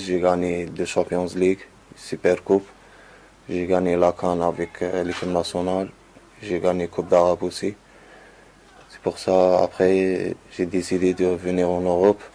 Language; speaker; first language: French; non-native, learner; Arabic